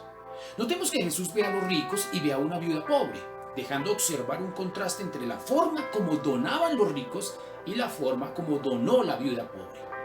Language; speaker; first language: Spanish; native; Spanish